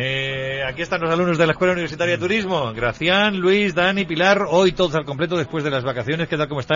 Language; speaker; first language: Spanish; native; Spanish